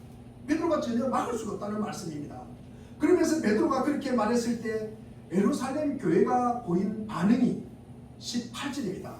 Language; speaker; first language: Korean; native; Korean